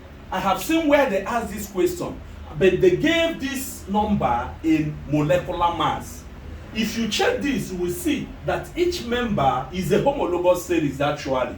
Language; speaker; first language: English; non-native, local second language; Igbo